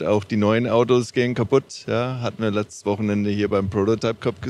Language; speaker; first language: German; non-native, fluent; English